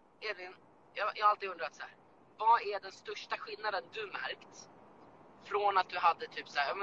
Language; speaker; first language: Swedish; native; Swedish